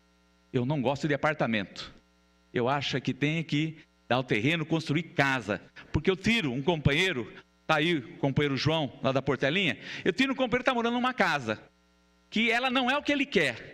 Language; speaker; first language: Portuguese; native; Portuguese